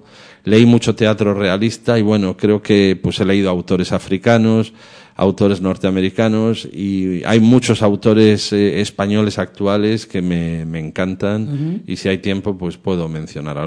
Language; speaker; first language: Spanish; native; Spanish